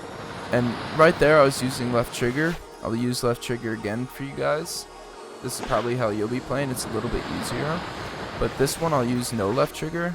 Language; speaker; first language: English; native; English